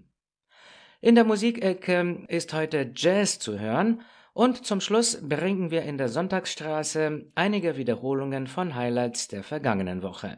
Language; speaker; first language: German; non-native, fluent; Romanian